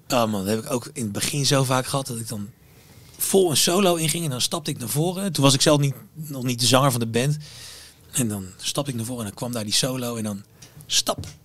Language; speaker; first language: Dutch; native; Dutch